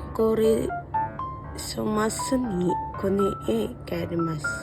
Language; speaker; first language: Japanese; non-native, learner; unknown